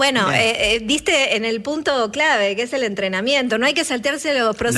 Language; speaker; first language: Spanish; native; Spanish